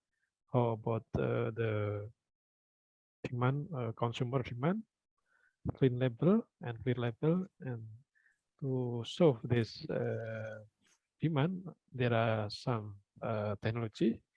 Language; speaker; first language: English; non-native, fluent; Indonesian